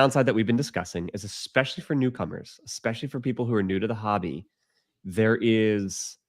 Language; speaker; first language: English; native; English